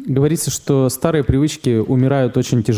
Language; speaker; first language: Russian; native; Russian